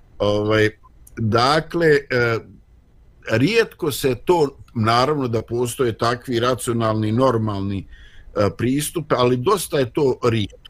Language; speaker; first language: Bosnian; native; Bosnian